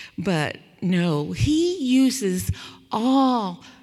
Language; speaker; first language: English; native; English